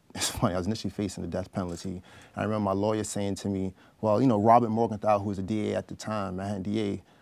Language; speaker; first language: English; native; English